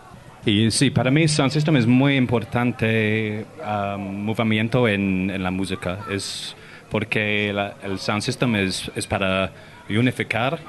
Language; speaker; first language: Spanish; non-native, learner; English